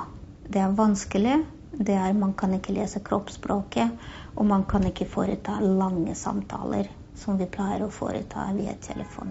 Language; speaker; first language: Norwegian; non-native, fluent; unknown